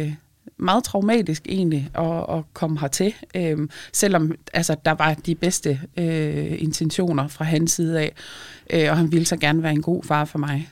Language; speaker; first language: Danish; early bilingual, other home language; Lithuanian